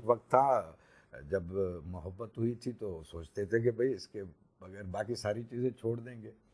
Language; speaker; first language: Urdu; non-native, local second language; Sindhi